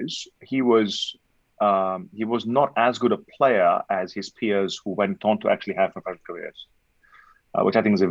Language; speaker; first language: English; non-native, local second language; Hindi